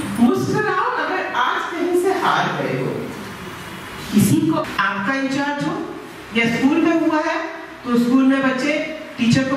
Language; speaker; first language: Hindi; native; Hindi